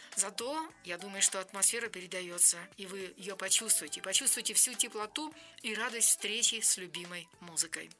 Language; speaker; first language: Russian; native; Russian